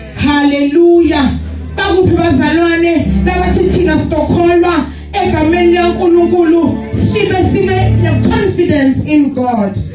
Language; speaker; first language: Zulu; non-native, local second language; Swati